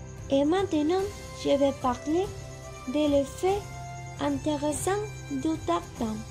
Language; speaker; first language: French; non-native, learner; Spanish